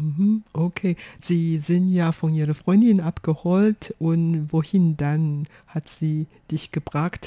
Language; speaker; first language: German; non-native, fluent; Chinese